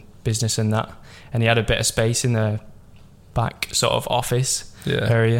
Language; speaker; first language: English; native; English